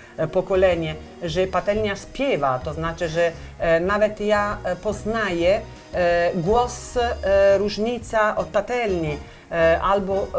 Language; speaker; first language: Polish; non-native, learner; Italian